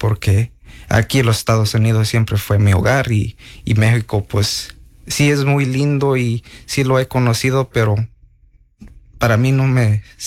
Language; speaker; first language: Spanish; early bilingual, heritage; Spanish